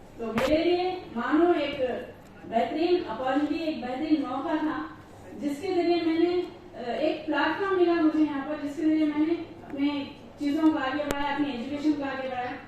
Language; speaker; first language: Urdu; native; Urdu